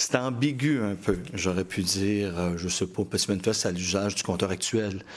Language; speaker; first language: French; native; French